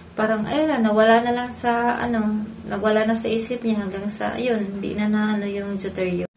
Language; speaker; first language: Filipino; non-native, local second language; Cebuano